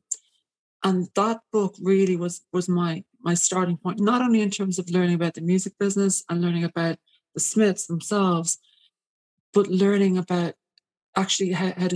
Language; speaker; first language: English; native; English